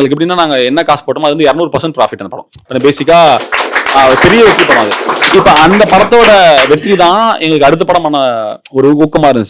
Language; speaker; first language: Tamil; native; Tamil